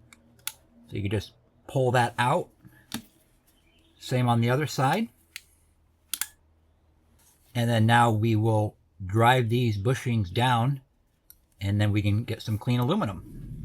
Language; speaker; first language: English; native; English